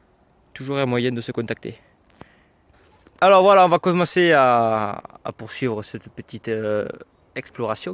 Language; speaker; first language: French; native; French